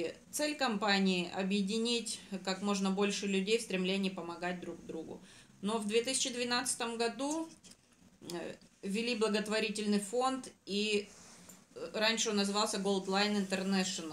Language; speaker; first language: Russian; native; Russian